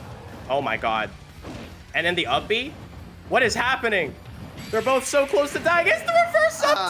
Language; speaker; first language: English; native; English